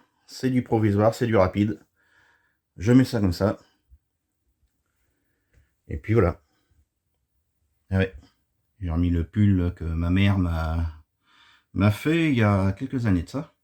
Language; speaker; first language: French; native; French